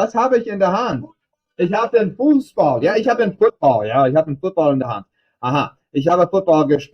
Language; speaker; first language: German; non-native, fluent; English